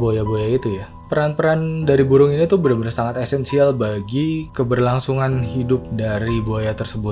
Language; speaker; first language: Indonesian; native; Indonesian